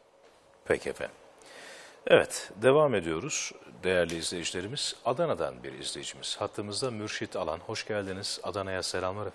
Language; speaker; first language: Turkish; native; Turkish